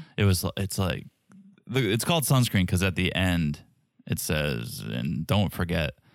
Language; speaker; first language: English; native; English